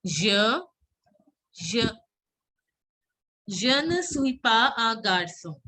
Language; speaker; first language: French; non-native, fluent; Hindi